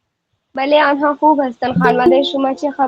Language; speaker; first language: Persian; non-native, learner; Urdu